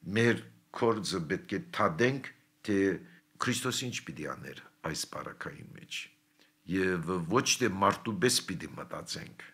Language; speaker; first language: Armenian; early bilingual, heritage; Armenian